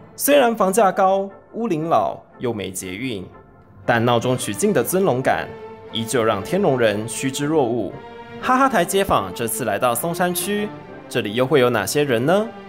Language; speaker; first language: Chinese; native; Chinese